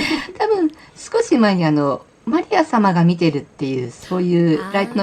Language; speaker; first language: Japanese; native; Japanese